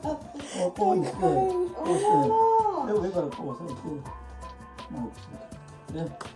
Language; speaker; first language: Japanese; native; Japanese